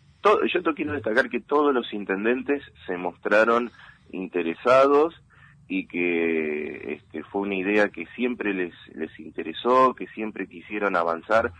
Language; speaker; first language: Spanish; native; Spanish